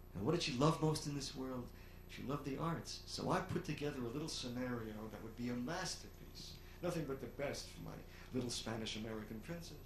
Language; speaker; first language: English; native; English